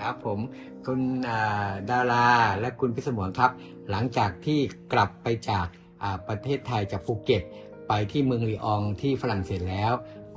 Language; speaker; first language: Thai; native; Thai